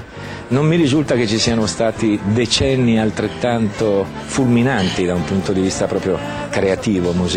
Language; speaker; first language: Italian; native; Italian